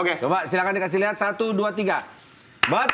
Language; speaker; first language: Indonesian; native; Indonesian